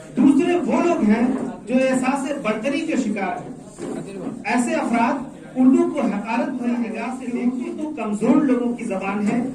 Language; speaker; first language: Urdu; native; Urdu